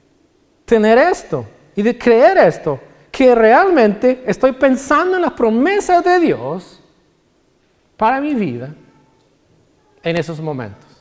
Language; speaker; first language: Spanish; native; Spanish